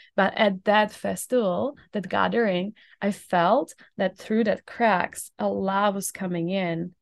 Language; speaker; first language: English; non-native, fluent; Czech